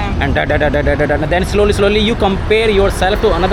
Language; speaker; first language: English; non-native, learner; Hindi